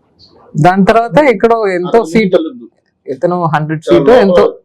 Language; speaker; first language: Telugu; non-native, learner; Tamil